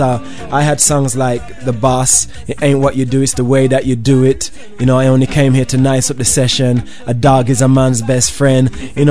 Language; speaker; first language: English; native; English